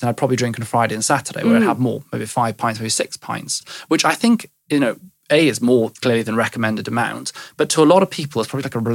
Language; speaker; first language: English; native; English